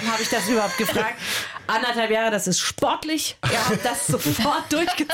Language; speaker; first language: German; native; German